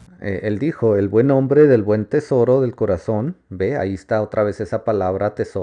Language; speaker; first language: Spanish; native; Spanish